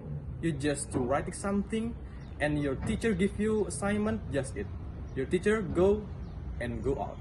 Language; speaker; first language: English; non-native, learner; Indonesian